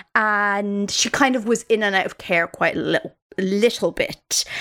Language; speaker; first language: English; native; English